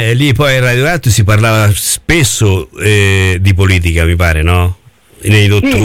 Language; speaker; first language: Italian; native; Italian